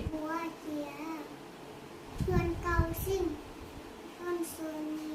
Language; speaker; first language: Chinese; non-native, learner; Lao